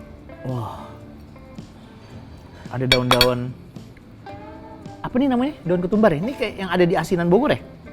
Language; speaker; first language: Indonesian; native; Indonesian